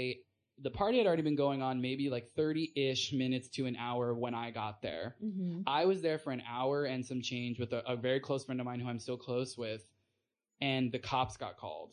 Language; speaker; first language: English; native; English